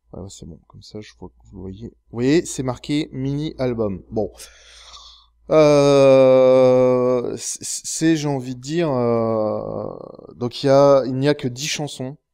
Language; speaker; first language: French; native; French